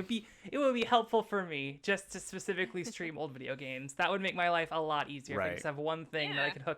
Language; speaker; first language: English; native; English